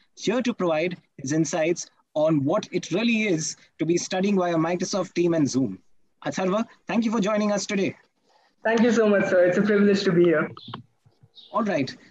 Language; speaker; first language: English; non-native, local second language; Hindi